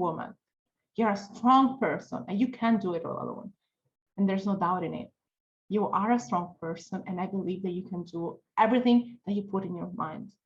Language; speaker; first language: English; non-native, fluent; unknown